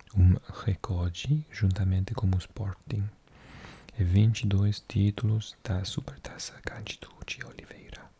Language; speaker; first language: Portuguese; non-native, learner; English